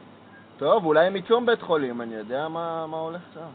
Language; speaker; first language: Hebrew; native; Hebrew